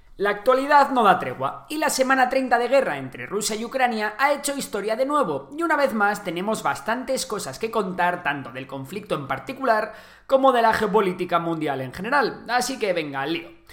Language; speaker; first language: Spanish; native; Spanish